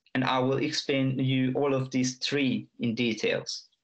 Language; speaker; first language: English; non-native, fluent; Hungarian